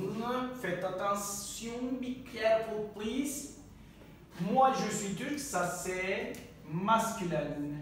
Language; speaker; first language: French; non-native, fluent; Turkish